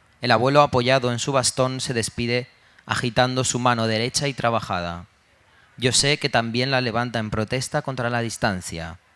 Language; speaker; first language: Spanish; early bilingual, other home language; Romanian